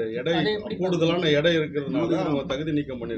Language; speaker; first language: Tamil; native; Tamil